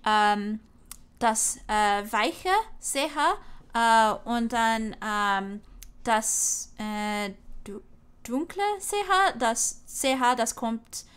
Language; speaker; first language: German; non-native, learner; English